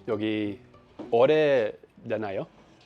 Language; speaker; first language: Korean; non-native, learner; Dutch